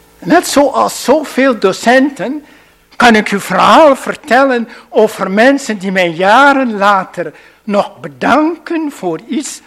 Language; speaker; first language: Dutch; non-native, fluent; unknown